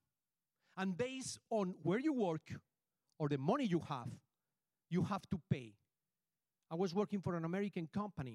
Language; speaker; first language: English; non-native, fluent; Spanish